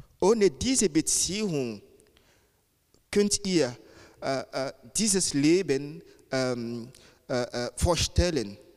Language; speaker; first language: German; non-native, fluent; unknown